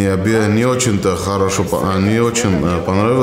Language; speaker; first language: Russian; non-native, learner; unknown